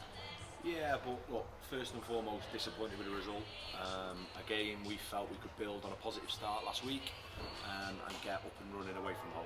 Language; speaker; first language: English; native; English